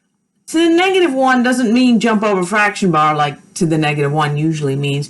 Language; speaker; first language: English; native; English